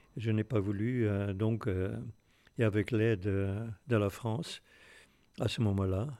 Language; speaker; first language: French; non-native, fluent; Afrikaans